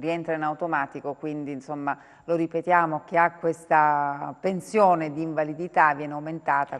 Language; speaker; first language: Italian; native; Italian